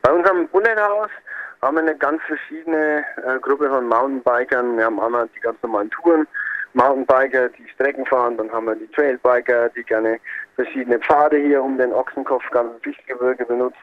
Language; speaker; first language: German; native; German